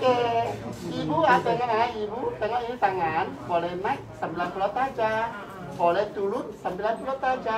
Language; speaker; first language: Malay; non-native, local second language; Cantonese